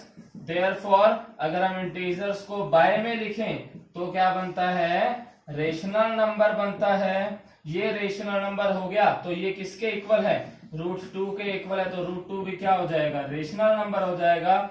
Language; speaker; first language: Hindi; native; Hindi